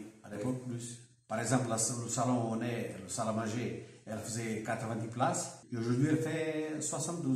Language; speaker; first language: French; non-native, fluent; Portuguese